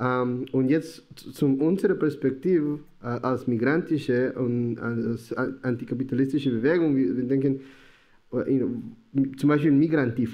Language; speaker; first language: German; non-native, learner; Spanish